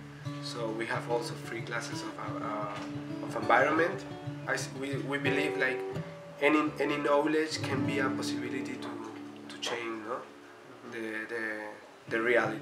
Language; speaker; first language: English; non-native, fluent; Spanish